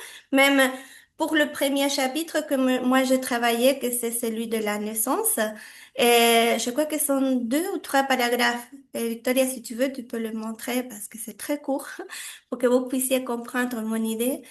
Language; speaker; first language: French; non-native, fluent; Spanish